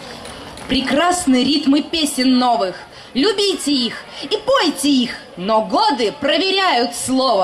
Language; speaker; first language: Russian; native; Russian